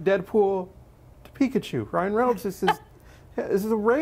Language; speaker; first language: English; native; English